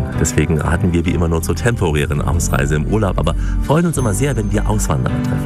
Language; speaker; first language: German; native; German